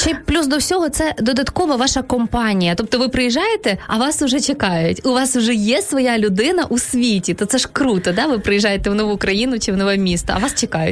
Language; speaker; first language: Ukrainian; native; Ukrainian